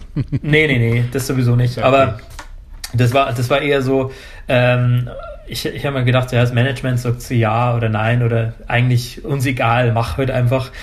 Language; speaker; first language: German; native; German